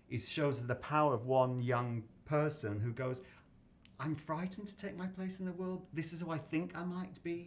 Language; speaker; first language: English; native; English